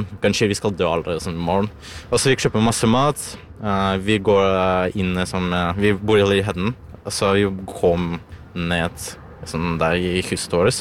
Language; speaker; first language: Norwegian; non-native, learner; Ukrainian